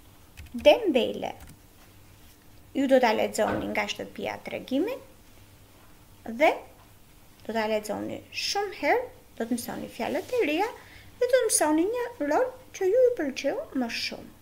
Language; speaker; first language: Albanian; native; Albanian